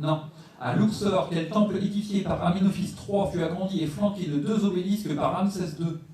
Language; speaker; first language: French; native; French